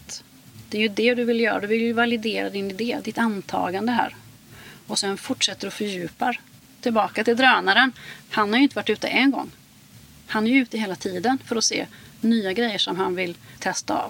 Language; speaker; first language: Swedish; native; Swedish